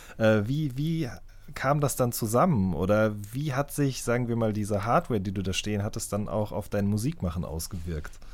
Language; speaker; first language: German; native; German